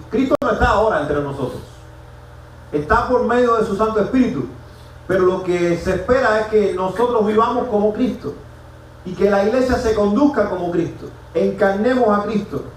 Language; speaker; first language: Spanish; native; Spanish